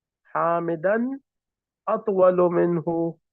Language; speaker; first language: Arabic; non-native, fluent; Urdu